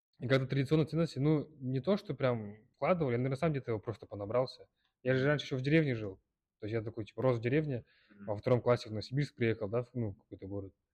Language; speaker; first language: Russian; early bilingual, other home language; Kyrgyz